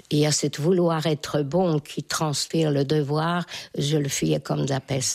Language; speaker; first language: French; non-native, fluent; Hungarian